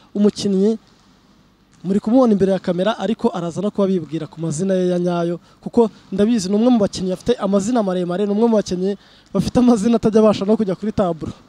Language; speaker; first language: Kinyarwanda; native; Kinyarwanda